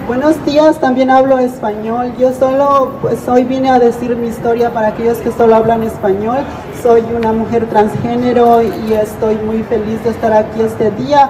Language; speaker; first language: English; non-native, fluent; Spanish